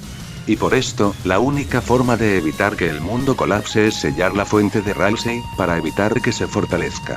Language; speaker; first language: Spanish; native; Spanish